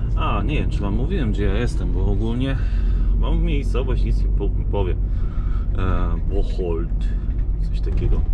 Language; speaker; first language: Polish; native; Polish